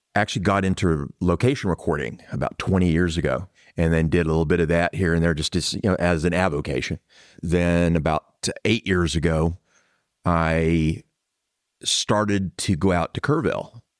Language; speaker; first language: English; native; English